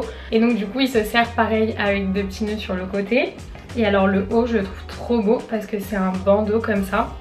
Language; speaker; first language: French; native; French